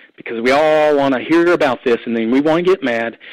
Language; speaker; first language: English; native; English